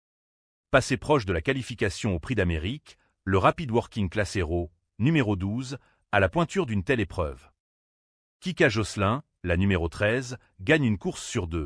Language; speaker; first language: French; native; French